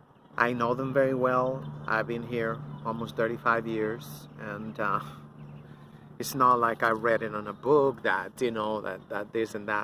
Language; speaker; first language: English; non-native, fluent; Spanish